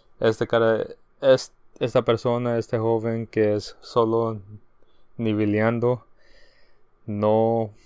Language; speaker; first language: Spanish; early bilingual, heritage; Spanish